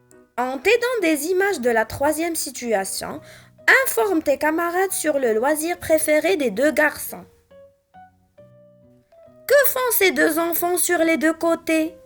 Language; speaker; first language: French; non-native, local second language; Arabic